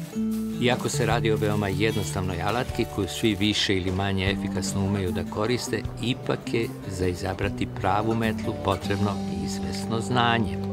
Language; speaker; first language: Serbian; native; Serbian